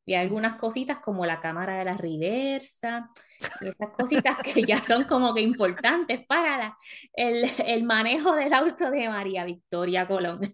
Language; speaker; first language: Spanish; early bilingual, heritage; Spanish